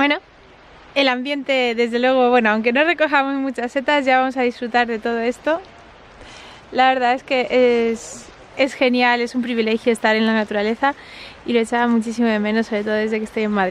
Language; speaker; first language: Spanish; native; Spanish